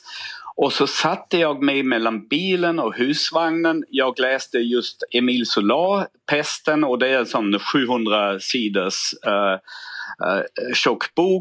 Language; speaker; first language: Swedish; non-native, fluent; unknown